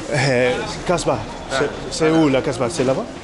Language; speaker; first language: French; non-native, learner; Spanish